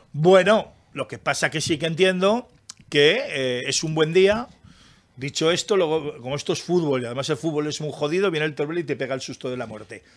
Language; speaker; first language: Spanish; native; Spanish